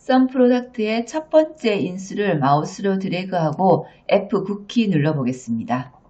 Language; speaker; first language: Korean; native; Korean